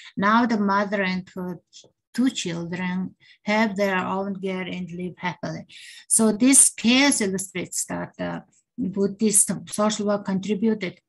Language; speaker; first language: English; non-native, learner; Mongolian